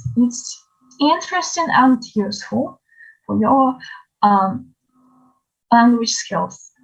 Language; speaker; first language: English; non-native, learner; Ukrainian